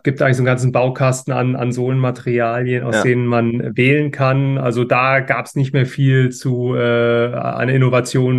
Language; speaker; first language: German; native; German